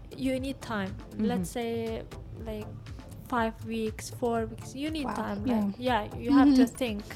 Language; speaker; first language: English; non-native, learner; Russian